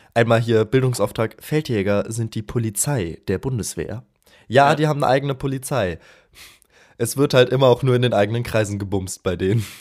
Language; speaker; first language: German; native; German